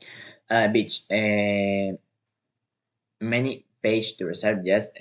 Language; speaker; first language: English; non-native, learner; Spanish